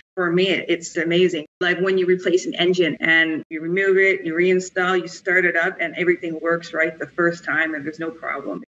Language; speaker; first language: English; native; English